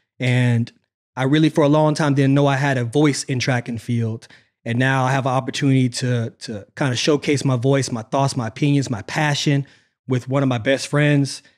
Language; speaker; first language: English; native; English